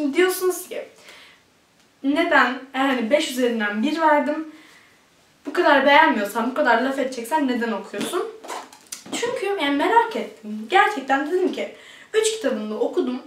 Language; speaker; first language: Turkish; early bilingual, heritage; Turkish